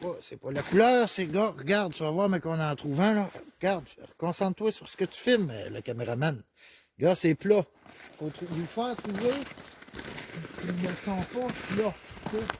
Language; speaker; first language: French; native; French